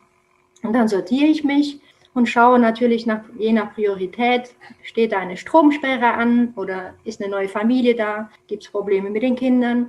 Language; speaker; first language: German; non-native, fluent; Romanian